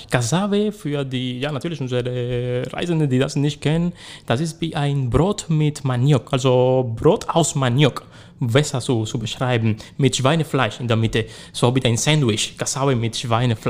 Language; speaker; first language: German; non-native, learner; Spanish